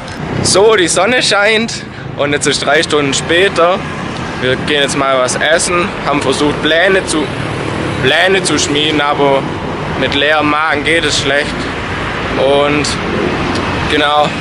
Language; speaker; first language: German; native; German